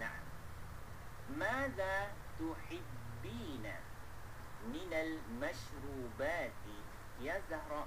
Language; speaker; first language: Arabic; non-native, fluent; Malay